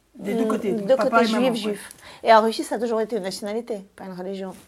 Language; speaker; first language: French; early bilingual, other home language; Russian